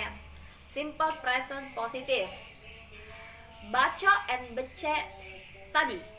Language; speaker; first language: English; non-native, learner; Indonesian